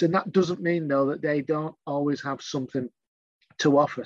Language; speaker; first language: English; native; English